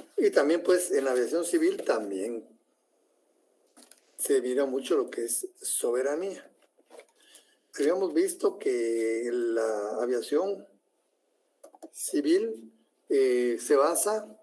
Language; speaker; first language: Spanish; native; Spanish